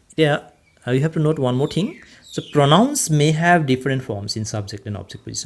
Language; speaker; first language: English; non-native, local second language; Assamese